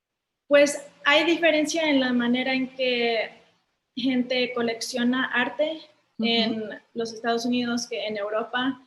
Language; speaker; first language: Spanish; early bilingual, heritage; Spanish